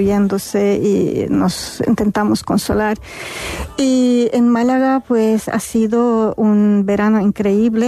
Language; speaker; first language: Spanish; non-native, fluent; Arabic